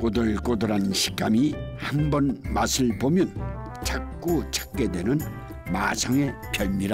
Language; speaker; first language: Korean; native; Korean